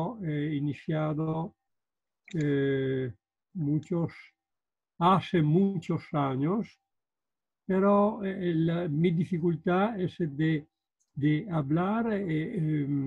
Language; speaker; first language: Spanish; non-native, learner; Italian